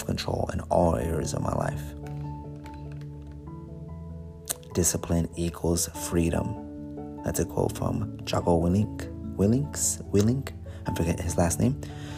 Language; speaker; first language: English; native; English